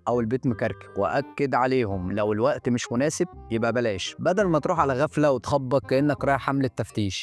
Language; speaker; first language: Arabic; native; Arabic